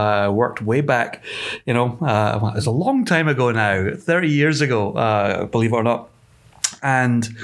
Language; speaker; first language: English; native; English